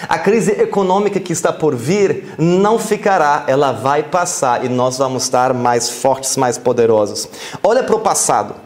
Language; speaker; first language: Portuguese; non-native, fluent; German